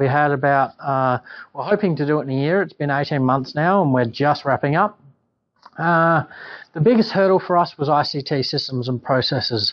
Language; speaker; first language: English; native; English